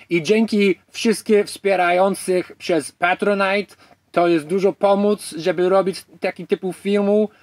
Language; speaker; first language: Polish; non-native, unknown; English